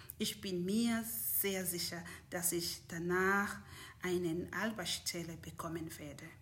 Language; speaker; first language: German; non-native, fluent; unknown